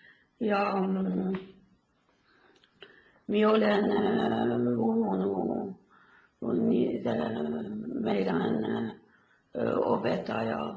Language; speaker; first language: Finnish; early bilingual, heritage; Finnish